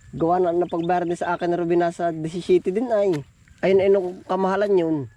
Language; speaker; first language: Filipino; native; Filipino